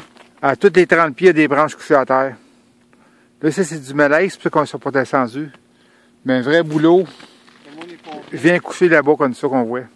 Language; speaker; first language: French; native; French